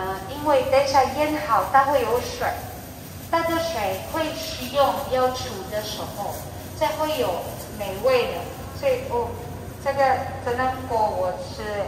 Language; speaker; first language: Chinese; non-native, learner; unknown